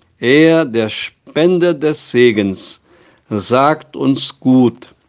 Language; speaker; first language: German; non-native, fluent; Portuguese